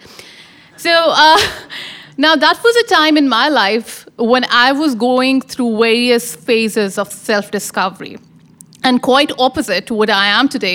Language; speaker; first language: English; non-native, local second language; Urdu